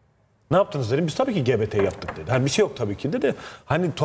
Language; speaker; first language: Turkish; native; Turkish